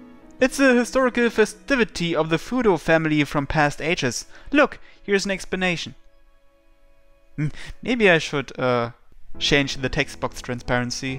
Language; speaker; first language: English; native; English